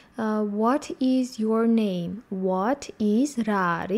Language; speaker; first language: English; non-native, fluent; Georgian